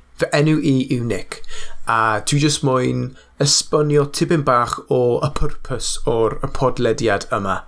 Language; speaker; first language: Welsh; non-native, learner; English